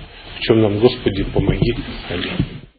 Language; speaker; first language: Russian; native; Russian